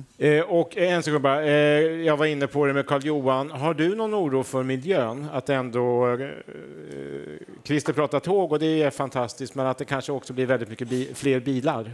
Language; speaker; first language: Swedish; native; Swedish